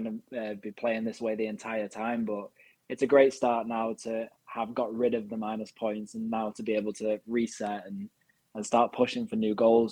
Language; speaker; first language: English; native; English